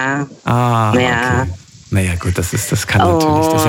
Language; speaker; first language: German; native; German